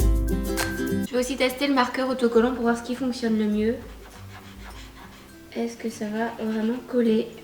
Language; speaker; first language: French; native; French